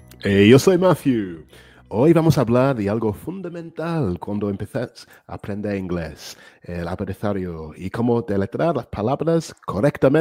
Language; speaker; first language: Spanish; non-native, fluent; English